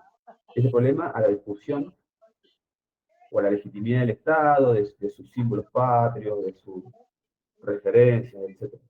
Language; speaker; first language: Spanish; native; Spanish